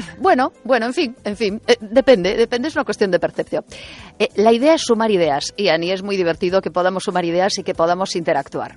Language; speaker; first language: Spanish; native; Spanish